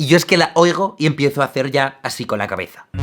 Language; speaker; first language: Spanish; native; Spanish